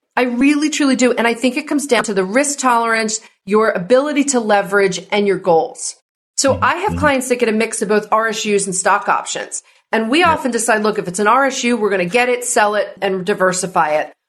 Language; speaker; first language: English; native; English